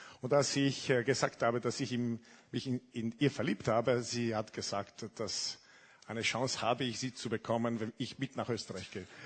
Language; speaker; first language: German; non-native, fluent; Italian